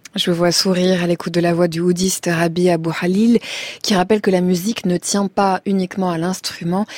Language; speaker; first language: French; native; French